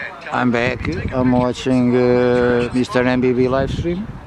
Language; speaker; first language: English; non-native, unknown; Portuguese